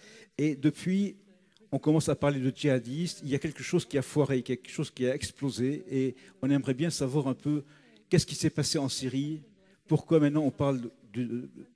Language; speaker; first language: French; non-native, local second language; Arabic